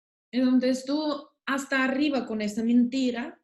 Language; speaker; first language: Spanish; non-native, learner; Russian